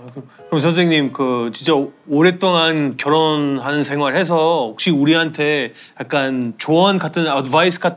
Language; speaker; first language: Korean; non-native, fluent; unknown